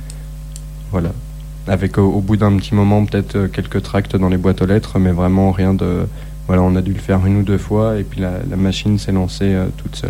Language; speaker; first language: French; native; French